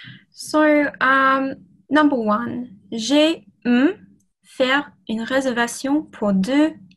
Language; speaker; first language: French; non-native, fluent; English